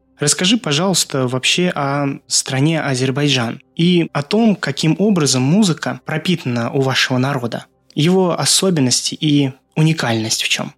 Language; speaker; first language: Russian; non-native, local second language; Azerbaijani